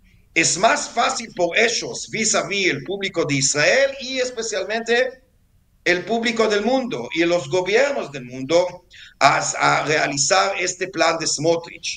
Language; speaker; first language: Spanish; non-native, fluent; Hebrew